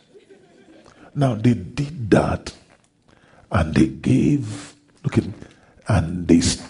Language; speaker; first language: English; non-native, local second language; Yoruba